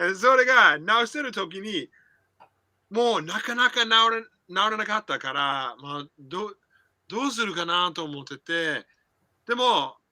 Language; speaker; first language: Japanese; non-native, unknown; English